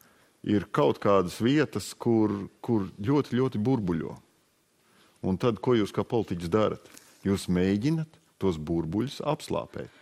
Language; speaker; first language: Latvian; native; Latvian